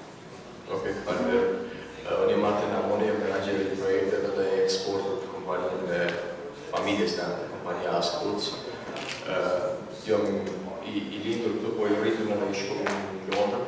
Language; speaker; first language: Albanian; early bilingual, heritage; Albanian